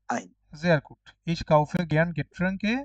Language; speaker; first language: German; non-native, fluent; Bangla